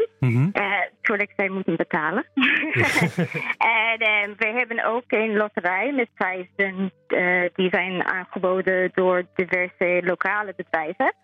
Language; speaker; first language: Dutch; non-native, learner; English